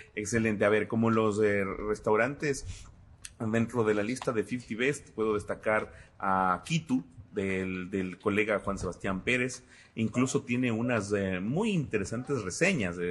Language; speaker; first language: Spanish; native; Spanish